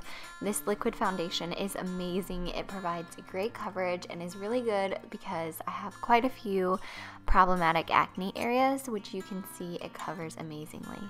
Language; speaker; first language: English; native; English